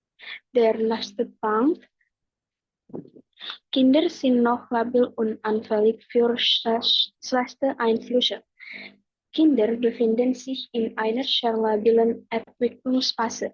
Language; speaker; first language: German; non-native, learner; Indonesian